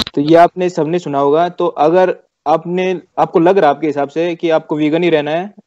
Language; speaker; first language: Hindi; native; Hindi